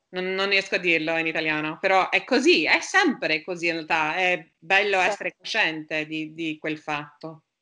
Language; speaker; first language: Italian; non-native, fluent; English